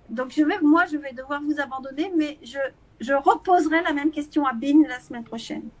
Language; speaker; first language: French; native; French